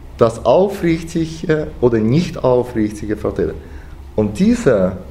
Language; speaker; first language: German; non-native, fluent; Russian